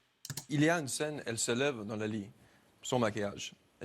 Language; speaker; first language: French; non-native, learner; English